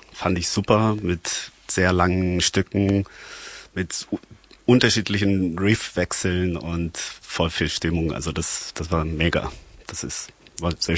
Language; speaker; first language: German; non-native, fluent; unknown